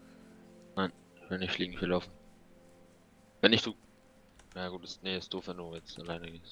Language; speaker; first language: German; native; German